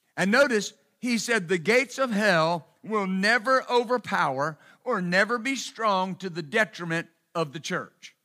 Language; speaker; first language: English; native; English